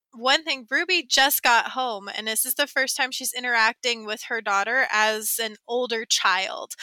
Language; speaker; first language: English; native; English